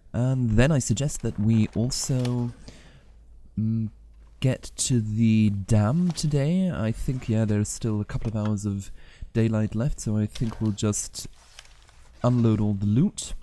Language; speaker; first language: English; native; English